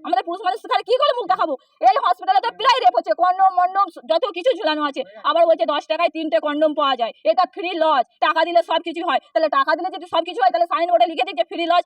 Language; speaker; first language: Bangla; non-native, local second language; Hindi